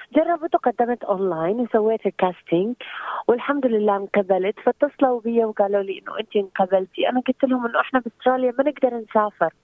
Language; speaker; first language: Arabic; native; Arabic